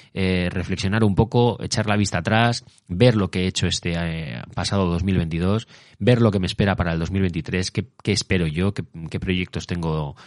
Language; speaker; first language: Spanish; native; Spanish